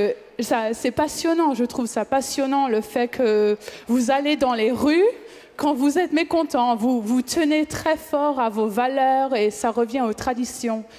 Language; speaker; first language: French; non-native, fluent; English